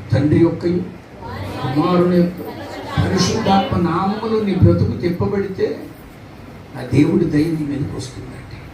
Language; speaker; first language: Telugu; non-native, local second language; Tamil